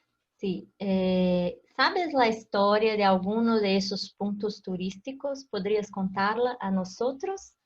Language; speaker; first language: Spanish; non-native, fluent; Portuguese